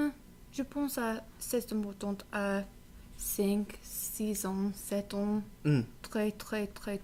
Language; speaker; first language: French; non-native, learner; English